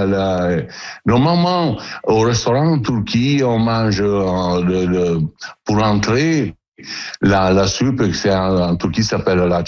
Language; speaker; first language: French; non-native, learner; Italian